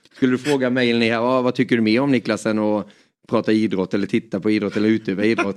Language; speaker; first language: Swedish; native; Swedish